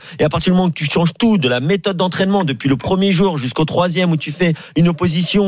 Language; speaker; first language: French; native; French